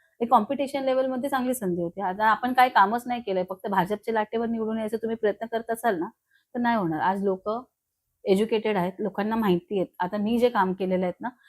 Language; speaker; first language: Marathi; non-native, local second language; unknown